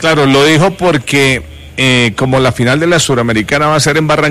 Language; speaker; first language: Spanish; native; Spanish